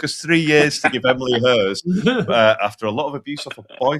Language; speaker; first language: English; native; English